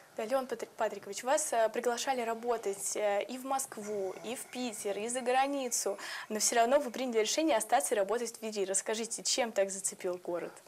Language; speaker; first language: Russian; native; Russian